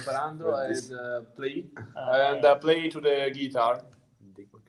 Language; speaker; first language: English; non-native, learner; Italian